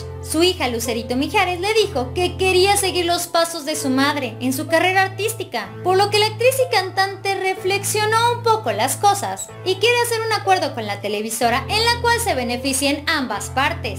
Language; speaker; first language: Spanish; native; Spanish